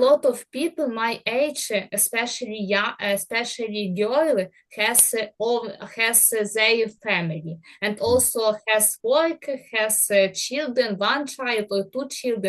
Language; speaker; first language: English; non-native, learner; Ukrainian